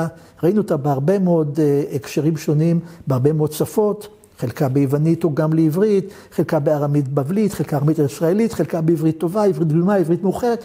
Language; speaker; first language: Hebrew; native; Hebrew